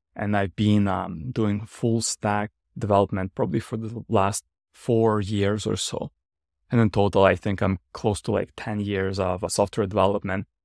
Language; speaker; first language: English; non-native, fluent; Ukrainian